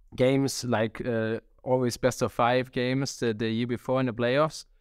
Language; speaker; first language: English; non-native, fluent; German